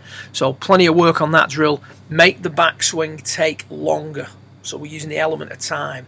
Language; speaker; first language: English; native; English